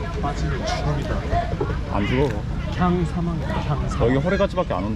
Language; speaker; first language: Korean; native; Korean